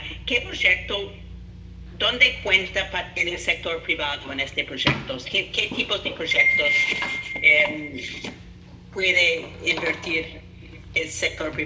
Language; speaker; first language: Spanish; non-native, fluent; English